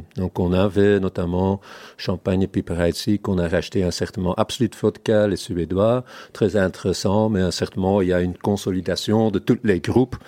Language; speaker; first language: French; non-native, fluent; Dutch